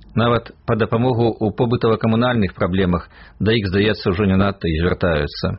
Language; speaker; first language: Belarusian; native; Belarusian